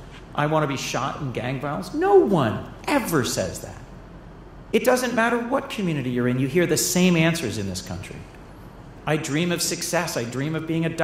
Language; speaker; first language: English; native; English